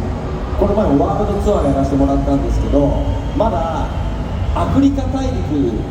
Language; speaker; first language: Japanese; native; Japanese